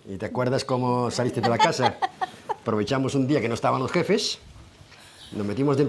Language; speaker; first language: Spanish; native; Spanish